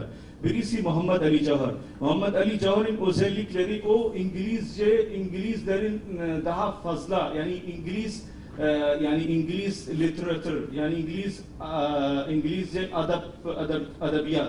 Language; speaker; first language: Turkish; non-native, fluent; Urdu